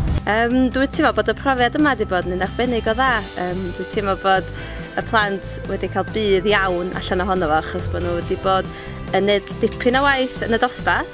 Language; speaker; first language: Welsh; native; Welsh